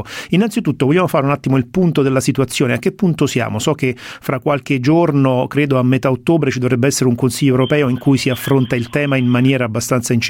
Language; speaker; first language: Italian; native; Italian